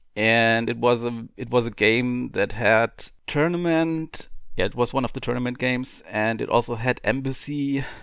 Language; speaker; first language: English; non-native, fluent; German